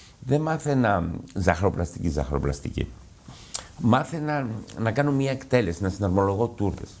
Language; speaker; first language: Greek; early bilingual, heritage; Greek